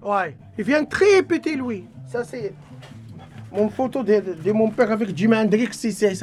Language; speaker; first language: French; non-native, learner; Arabic